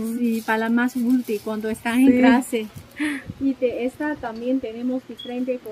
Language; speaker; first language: Spanish; non-native, learner; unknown